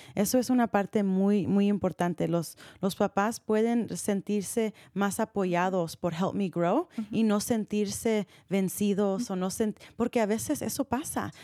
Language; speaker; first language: Spanish; early bilingual, heritage; Spanish